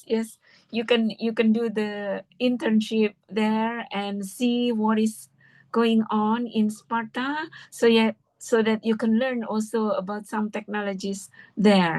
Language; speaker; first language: English; non-native, fluent; Indonesian